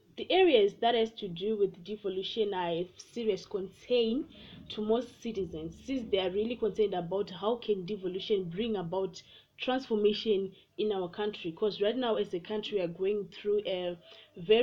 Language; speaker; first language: English; non-native, local second language; Shona